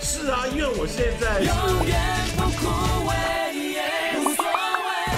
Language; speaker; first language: Chinese; native; Chinese